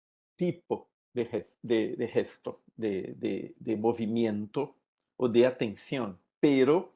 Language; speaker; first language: Spanish; non-native, learner; Portuguese